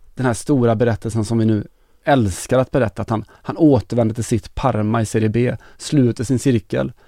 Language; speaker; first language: Swedish; native; Swedish